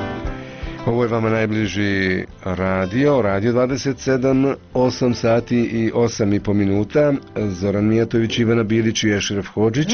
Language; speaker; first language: Croatian; native; Croatian